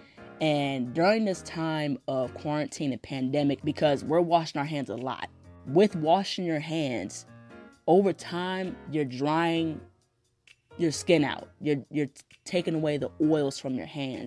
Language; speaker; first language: English; native; English